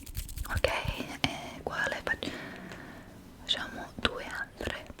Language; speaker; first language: Italian; non-native, fluent; English